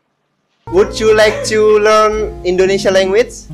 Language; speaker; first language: English; non-native, learner; Indonesian